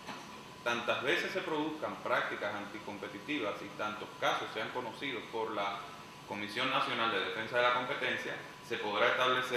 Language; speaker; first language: Spanish; native; Spanish